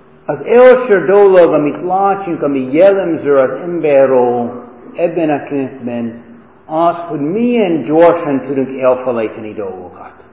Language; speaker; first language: Hungarian; non-native, fluent; English